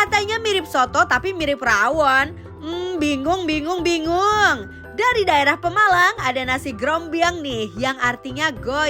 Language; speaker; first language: Indonesian; native; Indonesian